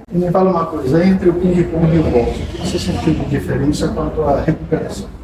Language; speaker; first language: Portuguese; native; Portuguese